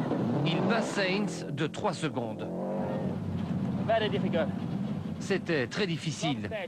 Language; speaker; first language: French; native; French